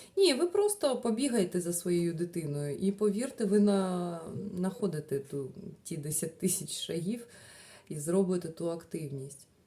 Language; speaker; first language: Ukrainian; non-native, local second language; Russian